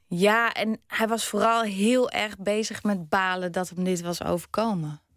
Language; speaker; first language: Dutch; early bilingual, other home language; German